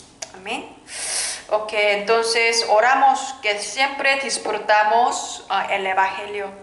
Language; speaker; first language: Spanish; non-native, learner; Korean